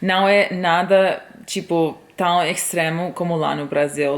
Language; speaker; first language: Portuguese; non-native, fluent; English